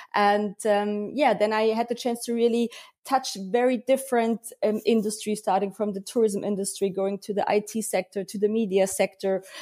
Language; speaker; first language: English; early bilingual, heritage; German